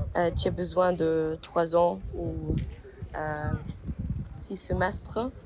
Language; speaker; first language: French; non-native, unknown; German